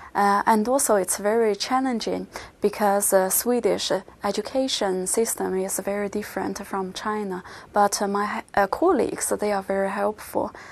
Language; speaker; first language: English; non-native, fluent; Chinese